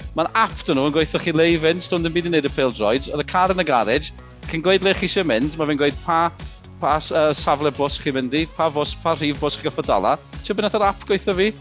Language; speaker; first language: Welsh; native; Welsh